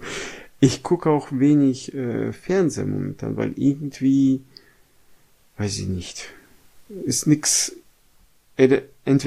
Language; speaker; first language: German; non-native, fluent; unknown